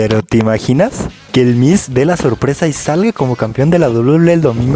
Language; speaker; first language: Spanish; native; Spanish